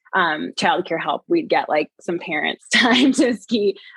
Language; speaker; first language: English; native; English